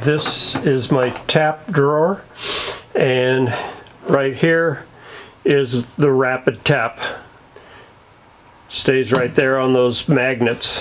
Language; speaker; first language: English; native; English